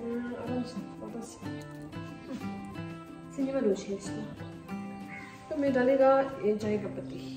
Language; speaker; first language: Hindi; non-native, local second language; Tibetan